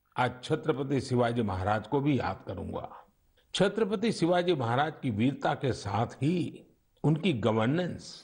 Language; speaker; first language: Hindi; non-native, local second language; Gujarati